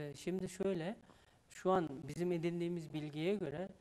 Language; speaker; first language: Turkish; non-native, fluent; Uyghur